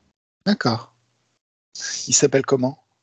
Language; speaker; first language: French; native; French